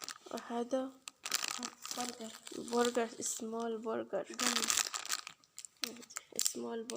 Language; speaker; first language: Arabic; non-native, learner; Bangla